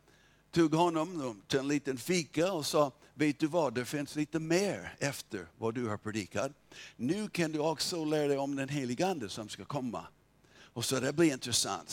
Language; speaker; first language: Swedish; non-native, fluent; English